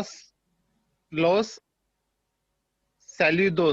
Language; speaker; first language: Spanish; non-native, learner; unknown